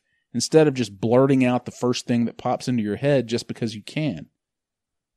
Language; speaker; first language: English; native; English